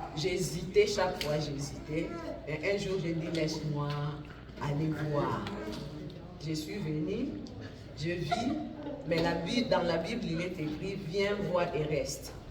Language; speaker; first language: French; non-native, local second language; Lingala